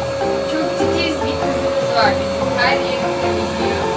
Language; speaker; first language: Turkish; native; Turkish